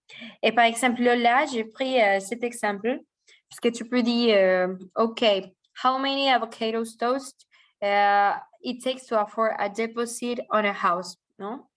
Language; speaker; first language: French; non-native, fluent; Spanish